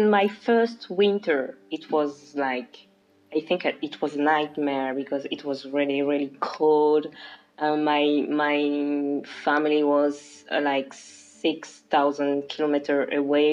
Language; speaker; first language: English; non-native, local second language; French